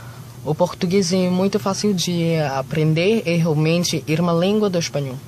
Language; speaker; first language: Portuguese; non-native, learner; Filipino